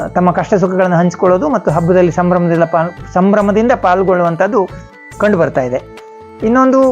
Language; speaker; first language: Kannada; native; Kannada